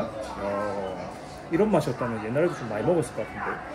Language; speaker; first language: Korean; native; Korean